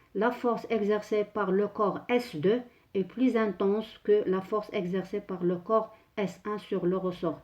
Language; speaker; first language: French; non-native, local second language; Arabic